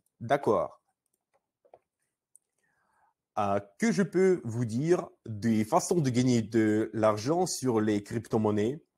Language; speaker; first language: French; non-native, learner; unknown